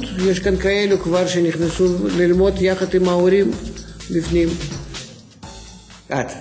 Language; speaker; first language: Hebrew; non-native, fluent; Russian